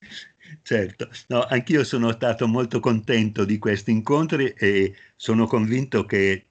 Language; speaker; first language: Italian; native; Italian